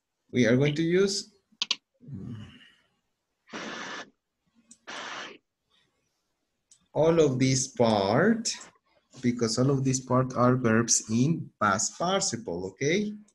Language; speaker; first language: English; non-native, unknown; Spanish